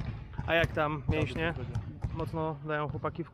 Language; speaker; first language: Polish; native; Polish